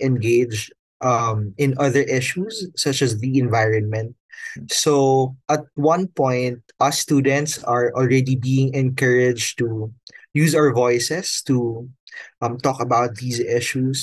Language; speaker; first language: English; non-native, local second language; Filipino